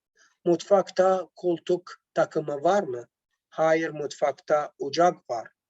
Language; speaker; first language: Turkish; non-native, learner; Arabic